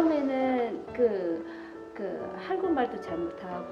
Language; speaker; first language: Korean; non-native, learner; Vietnamese